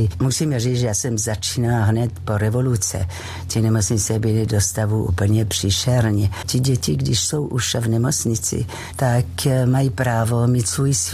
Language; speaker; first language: Czech; non-native, fluent; French